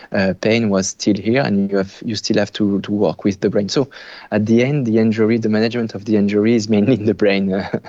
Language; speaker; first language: English; non-native, fluent; French